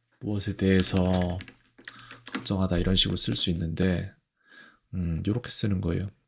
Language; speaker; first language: Korean; native; Korean